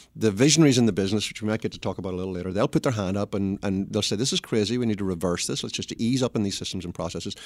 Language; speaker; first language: English; native; English